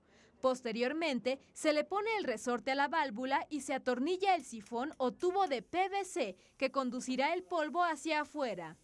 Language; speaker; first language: Spanish; native; Spanish